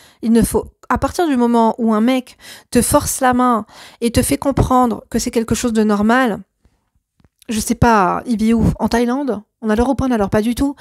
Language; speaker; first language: French; native; French